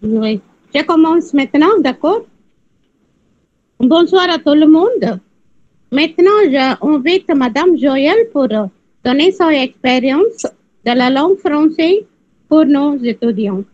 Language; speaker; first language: French; non-native, learner; Tamil